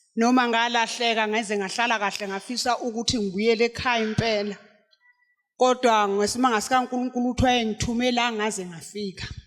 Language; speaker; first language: Zulu; native; Zulu